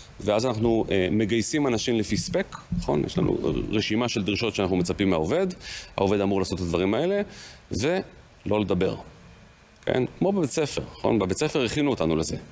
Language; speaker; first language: Hebrew; native; Hebrew